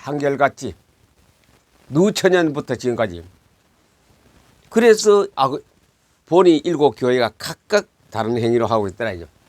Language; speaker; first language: Korean; native; Korean